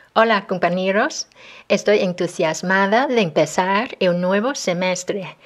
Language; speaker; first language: Spanish; non-native, fluent; Chinese